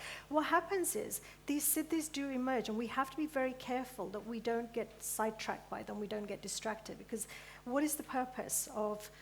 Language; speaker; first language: English; early bilingual, other home language; Gujarati